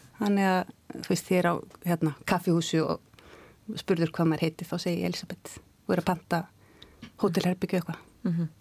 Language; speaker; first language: Icelandic; native; Icelandic